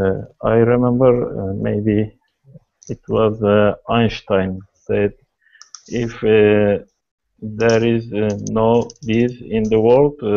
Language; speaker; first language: English; non-native, learner; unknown